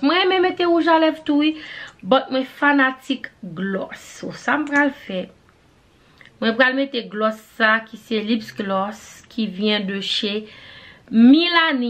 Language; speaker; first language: French; non-native, learner; Haitian Creole